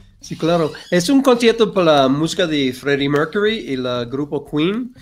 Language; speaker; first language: Spanish; non-native, learner; English